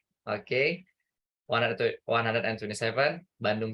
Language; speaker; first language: English; non-native, fluent; Indonesian